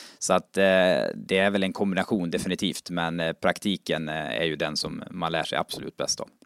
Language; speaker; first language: Swedish; native; Swedish